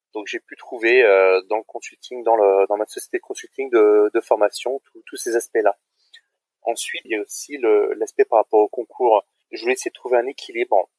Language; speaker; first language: French; native; French